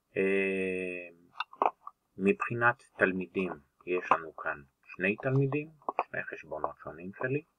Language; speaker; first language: Hebrew; native; Hebrew